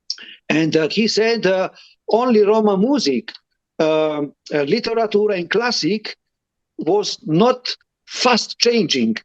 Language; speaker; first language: English; non-native, learner; Romany